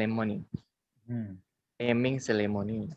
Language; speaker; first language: English; non-native, learner; Thai